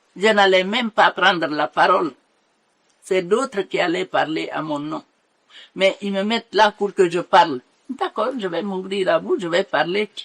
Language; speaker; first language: French; non-native, local second language; Mandingo